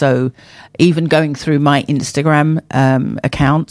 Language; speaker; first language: English; native; English